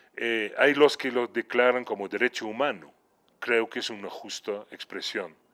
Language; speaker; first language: Spanish; non-native, fluent; Dutch